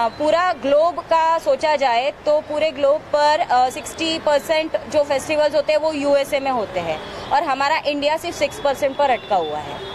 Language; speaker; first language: Hindi; non-native, local second language; Marathi